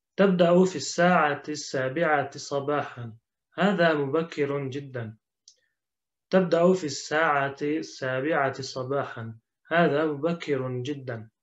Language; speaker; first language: Arabic; non-native, fluent; Turkish